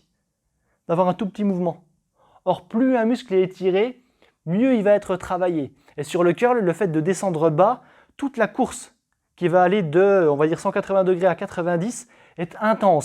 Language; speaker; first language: French; native; French